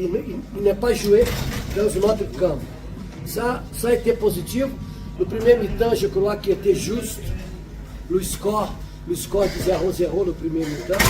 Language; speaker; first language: French; non-native, learner; Portuguese